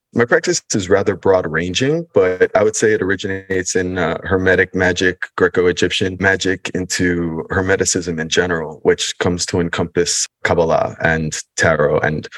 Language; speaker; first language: English; early bilingual, other home language; Spanish